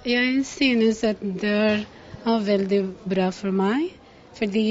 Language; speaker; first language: Norwegian; non-native, learner; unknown